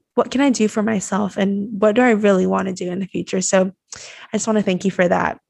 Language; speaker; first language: English; non-native, fluent; Chinese